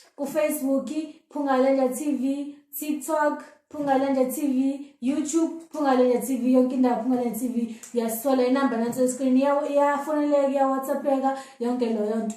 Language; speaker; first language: Zulu; native; Zulu